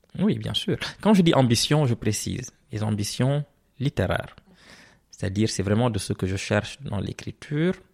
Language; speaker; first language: French; non-native, local second language; Serer